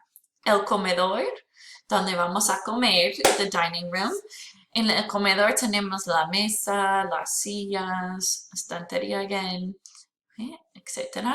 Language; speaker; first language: Spanish; non-native, fluent; English